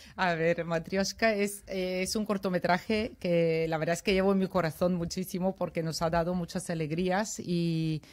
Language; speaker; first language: Spanish; non-native, fluent; Bulgarian